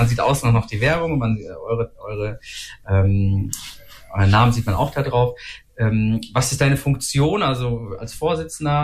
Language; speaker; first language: German; native; German